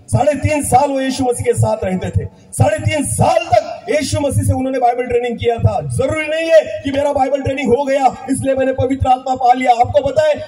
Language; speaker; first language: Hindi; non-native, local second language; Marathi